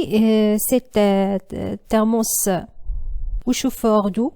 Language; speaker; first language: French; non-native, learner; Arabic